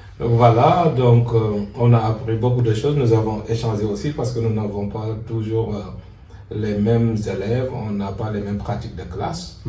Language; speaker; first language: French; non-native, local second language; Wolof